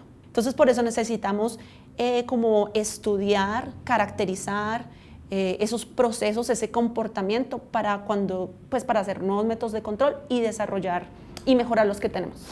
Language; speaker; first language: Spanish; native; Spanish